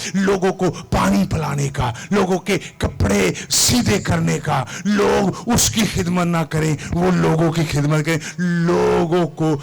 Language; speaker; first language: Urdu; non-native, local second language; Punjabi